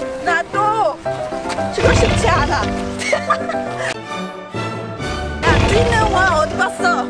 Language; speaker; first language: Korean; non-native, learner; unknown